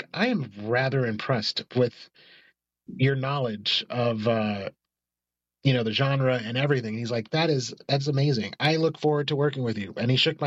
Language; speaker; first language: English; native; English